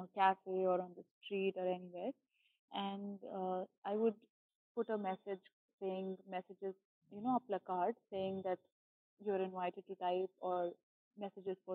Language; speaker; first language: English; non-native, local second language; Hindi